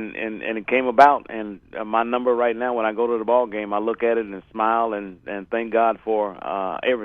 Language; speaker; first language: English; native; English